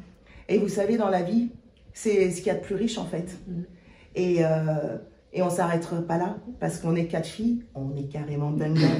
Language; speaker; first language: French; native; French